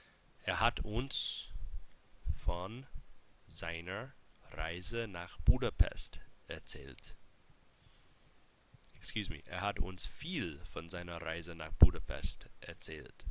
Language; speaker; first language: German; non-native, fluent; English